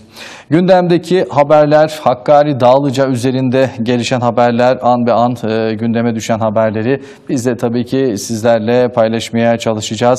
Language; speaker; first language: Turkish; native; Turkish